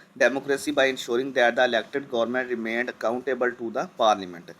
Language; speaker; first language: English; non-native, local second language; Urdu